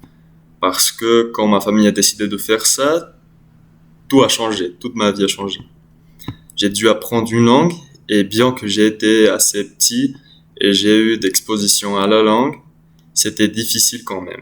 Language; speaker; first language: French; non-native, learner; English